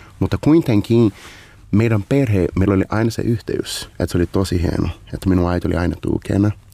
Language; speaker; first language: Finnish; non-native, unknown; Portuguese